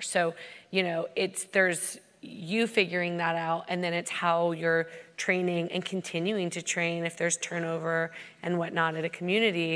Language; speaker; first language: English; native; English